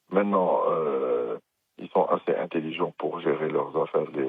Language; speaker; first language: French; non-native, local second language; Arabic